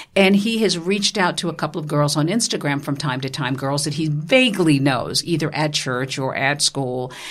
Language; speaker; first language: English; native; English